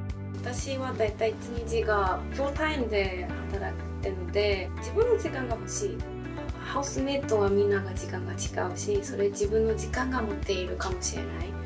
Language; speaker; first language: Japanese; non-native, learner; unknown